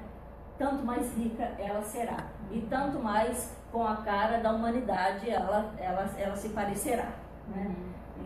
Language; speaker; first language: Portuguese; native; Portuguese